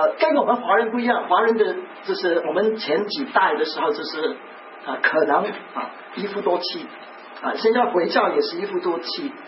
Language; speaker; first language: Chinese; native; Chinese